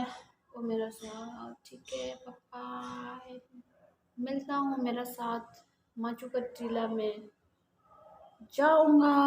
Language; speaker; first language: Hindi; non-native, learner; Tibetan